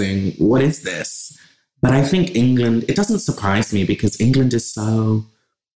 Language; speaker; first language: English; native; English